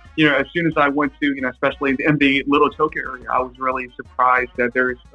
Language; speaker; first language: English; non-native, fluent; Japanese